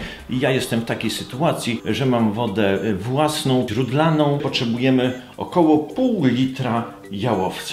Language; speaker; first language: Polish; native; Polish